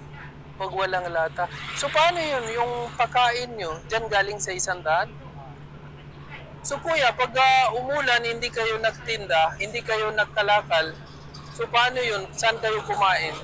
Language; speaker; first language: Filipino; non-native, learner; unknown